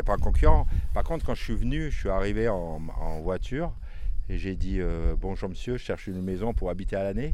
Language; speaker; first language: French; native; French